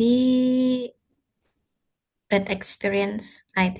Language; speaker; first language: English; non-native, learner; Indonesian